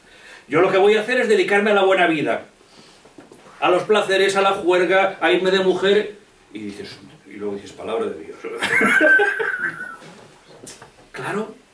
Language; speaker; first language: Spanish; native; Spanish